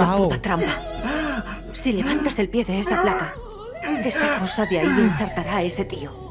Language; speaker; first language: Spanish; native; Spanish